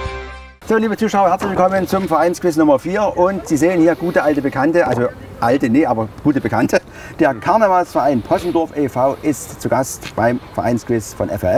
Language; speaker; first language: German; native; German